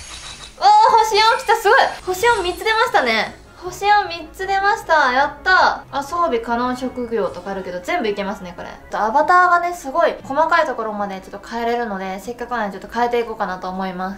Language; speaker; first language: Japanese; native; Japanese